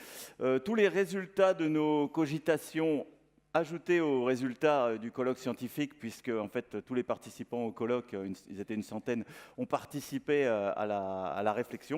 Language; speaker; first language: French; native; French